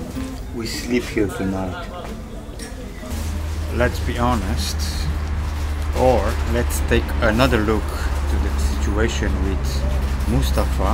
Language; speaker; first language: English; non-native, fluent; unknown